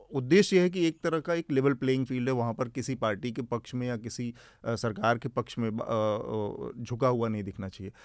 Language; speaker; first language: Hindi; native; Hindi